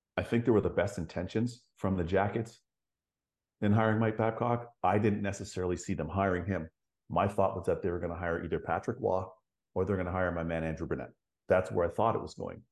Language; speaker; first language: English; native; English